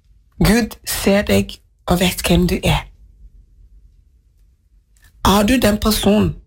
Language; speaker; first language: Norwegian; non-native, fluent; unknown